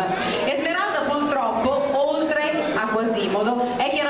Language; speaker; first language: Italian; native; Italian